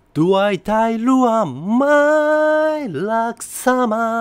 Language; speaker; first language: Thai; non-native, fluent; Japanese